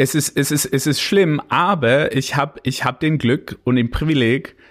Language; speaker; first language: German; non-native, fluent; English